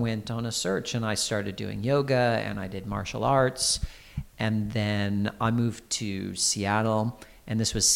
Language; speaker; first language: English; native; English